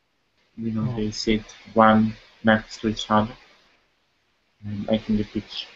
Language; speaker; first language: English; non-native, fluent; Italian